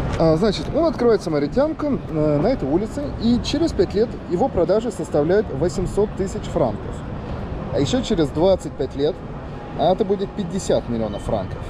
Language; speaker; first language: Russian; early bilingual, heritage; Russian